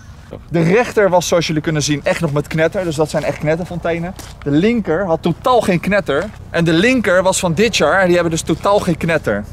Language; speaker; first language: Dutch; native; Dutch